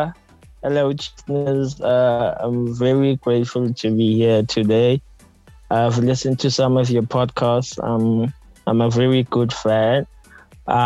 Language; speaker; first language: English; non-native, local second language; Zulu